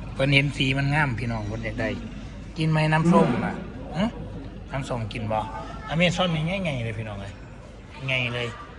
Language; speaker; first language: Thai; native; Thai